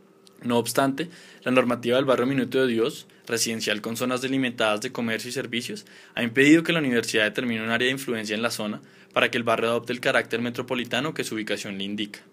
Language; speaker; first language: Spanish; native; Spanish